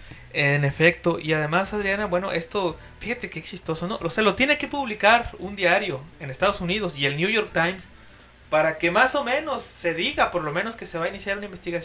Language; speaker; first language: Spanish; native; Spanish